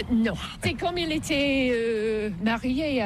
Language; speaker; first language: French; non-native, learner; English